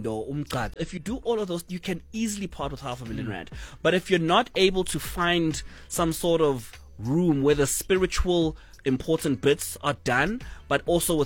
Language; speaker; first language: English; non-native, local second language; Zulu